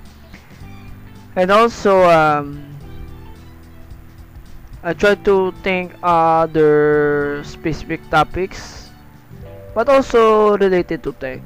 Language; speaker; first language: English; non-native, local second language; Filipino